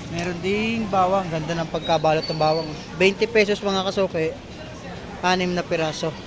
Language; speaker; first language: Filipino; native; Filipino